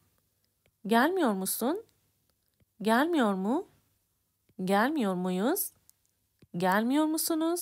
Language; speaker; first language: Turkish; non-native, fluent; Persian